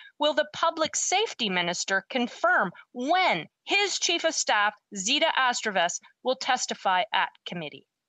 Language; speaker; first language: English; native; English